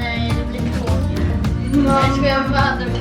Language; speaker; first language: Swedish; non-native, fluent; Indonesian